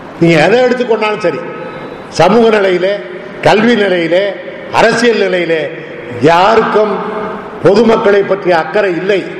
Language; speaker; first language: Tamil; native; Tamil